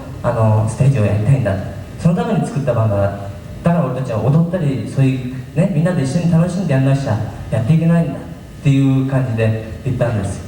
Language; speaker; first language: Japanese; native; Japanese